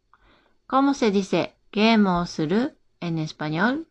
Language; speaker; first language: Spanish; non-native, learner; Japanese